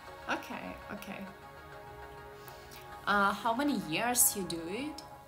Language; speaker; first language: English; non-native, learner; Russian